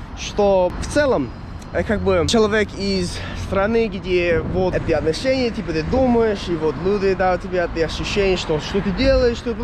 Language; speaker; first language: Russian; non-native, learner; English